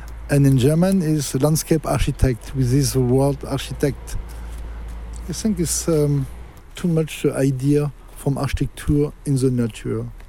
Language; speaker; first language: English; non-native, learner; French